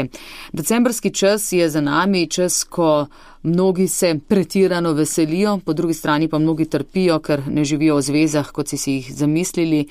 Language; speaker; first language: Slovenian; native; Slovenian